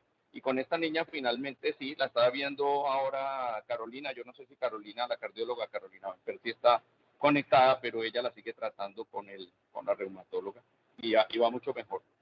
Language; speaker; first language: Spanish; native; Spanish